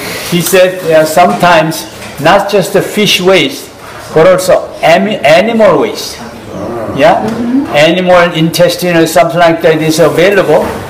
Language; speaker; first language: English; non-native, fluent; Korean